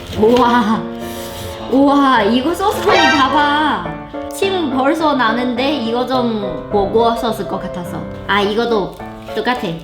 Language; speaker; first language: Korean; non-native, learner; Chinese